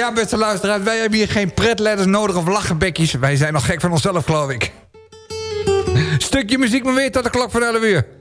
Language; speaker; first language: Dutch; native; Dutch